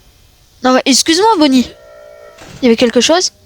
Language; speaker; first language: French; native; French